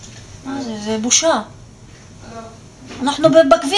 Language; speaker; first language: Hebrew; non-native, local second language; Arabic